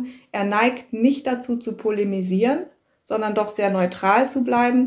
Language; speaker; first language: German; native; German